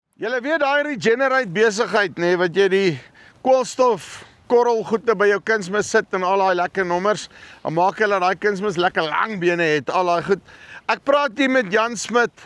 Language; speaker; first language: Afrikaans; native; Afrikaans